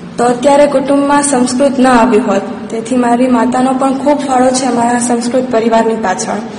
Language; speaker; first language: Gujarati; non-native, local second language; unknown